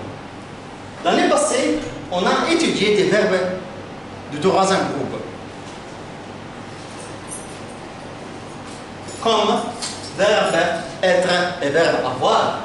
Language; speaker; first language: French; non-native, fluent; Arabic